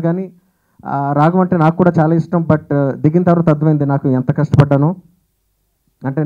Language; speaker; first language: Telugu; native; Telugu